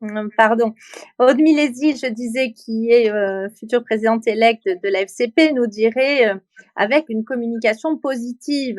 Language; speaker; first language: French; native; French